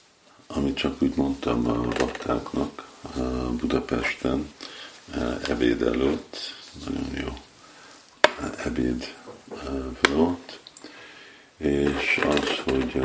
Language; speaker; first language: Hungarian; non-native, fluent; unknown